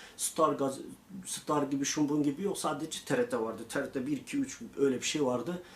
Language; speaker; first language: Turkish; non-native, local second language; Kurdish